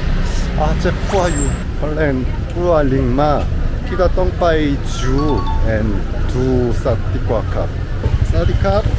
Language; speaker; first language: Thai; non-native, learner; Korean